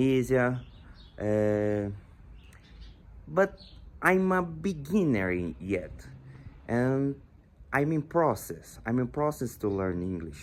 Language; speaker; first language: English; non-native, learner; Portuguese